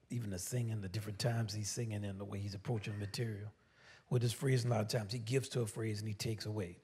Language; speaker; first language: English; native; English